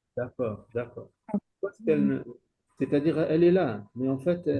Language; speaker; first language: French; non-native, local second language; Arabic